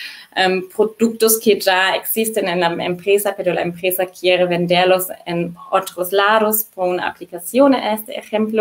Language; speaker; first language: Spanish; non-native, fluent; German